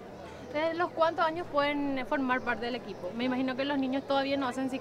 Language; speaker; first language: Spanish; native; Spanish